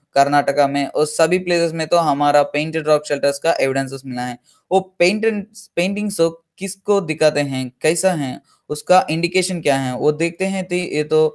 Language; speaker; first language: Hindi; non-native, local second language; Telugu